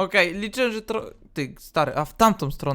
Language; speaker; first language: Polish; native; Polish